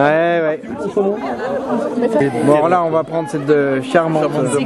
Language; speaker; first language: French; native; French